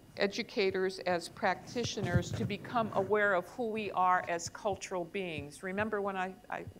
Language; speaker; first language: English; native; English